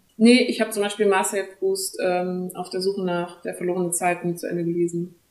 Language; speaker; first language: German; early bilingual, other home language; French